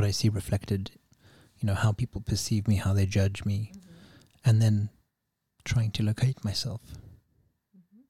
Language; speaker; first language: English; native; English